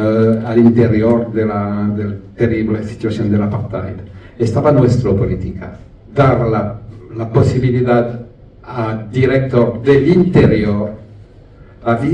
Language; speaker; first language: Spanish; non-native, learner; French